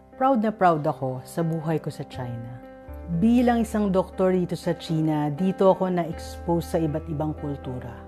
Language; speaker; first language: Filipino; native; Filipino